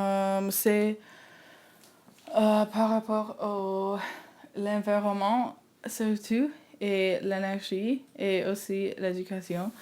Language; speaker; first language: French; non-native, learner; English